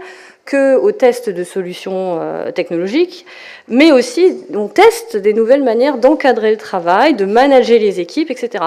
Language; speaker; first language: French; native; French